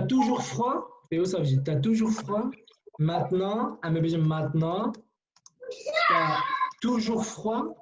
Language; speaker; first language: French; non-native, fluent; Kurdish